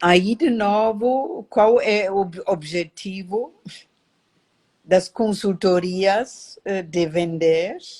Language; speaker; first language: Portuguese; non-native, learner; German